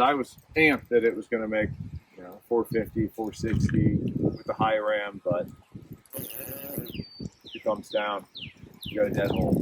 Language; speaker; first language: English; native; English